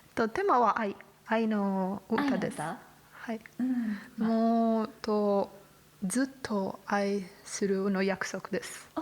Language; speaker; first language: Japanese; non-native, learner; Italian